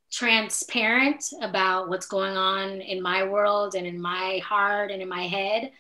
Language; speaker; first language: English; native; English